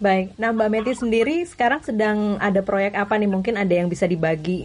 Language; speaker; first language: Indonesian; native; Indonesian